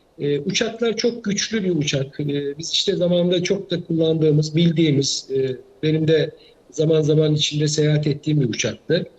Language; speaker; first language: Turkish; native; Turkish